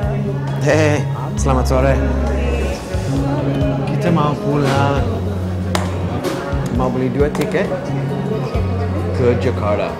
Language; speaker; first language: Indonesian; non-native, fluent; English